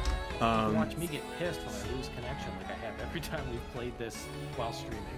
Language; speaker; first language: English; native; English